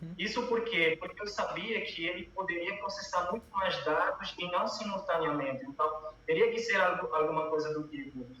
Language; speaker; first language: Portuguese; non-native, local second language; Kabuverdianu